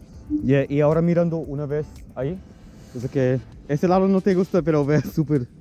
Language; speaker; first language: Spanish; non-native, learner; English